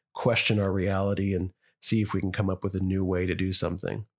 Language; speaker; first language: English; native; English